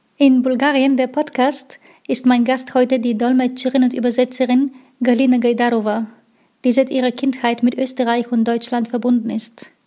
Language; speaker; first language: German; non-native, fluent; Bulgarian